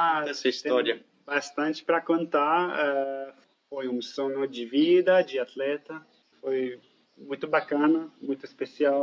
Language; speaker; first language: Portuguese; non-native, fluent; French